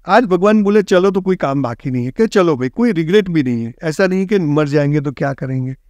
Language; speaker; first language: Hindi; non-native, local second language; Gujarati